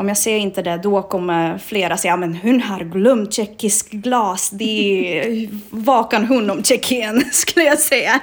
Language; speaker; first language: Swedish; non-native, fluent; Czech